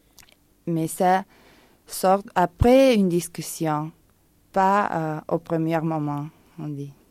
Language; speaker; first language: French; non-native, fluent; Spanish